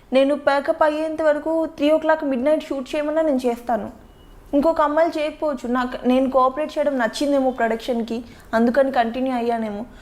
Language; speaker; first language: Telugu; native; Telugu